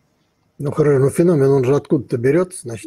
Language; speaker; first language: Russian; native; Russian